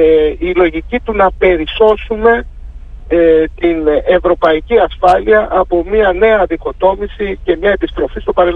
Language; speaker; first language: Greek; native; Greek